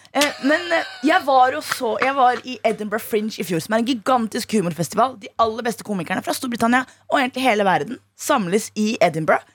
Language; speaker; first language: Norwegian; early bilingual, other home language; Somali